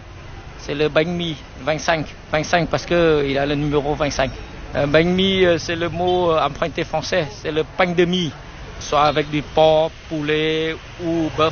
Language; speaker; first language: French; non-native, fluent; Vietnamese